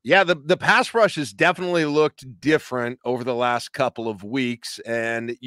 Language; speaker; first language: English; native; English